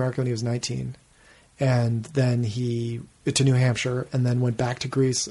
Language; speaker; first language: English; native; English